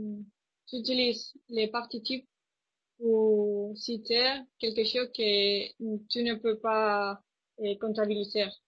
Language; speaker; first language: French; non-native, learner; Spanish